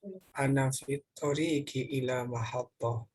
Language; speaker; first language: Arabic; non-native, learner; Indonesian